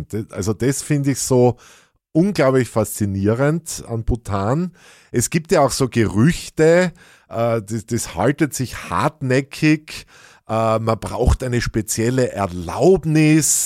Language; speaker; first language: German; native; German